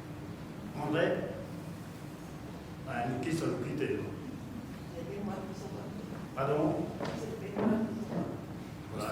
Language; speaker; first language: French; native; French